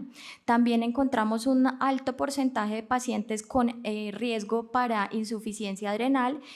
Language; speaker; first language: Spanish; native; Spanish